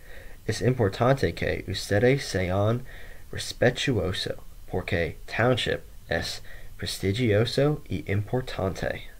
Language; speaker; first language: Spanish; non-native, learner; English